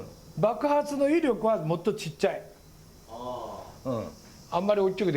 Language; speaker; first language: Japanese; native; Japanese